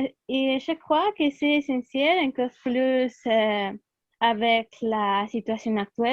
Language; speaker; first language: French; non-native, learner; Spanish